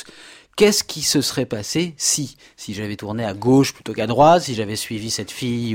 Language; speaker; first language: French; native; French